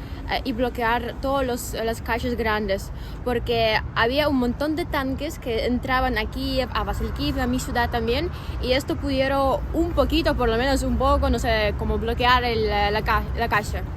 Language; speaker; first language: Spanish; non-native, fluent; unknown